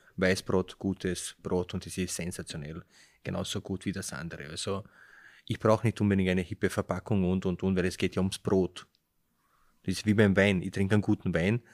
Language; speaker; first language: German; early bilingual, other home language; Slovenian